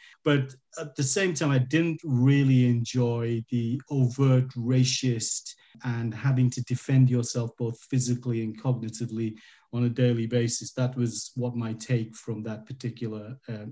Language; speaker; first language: English; native; English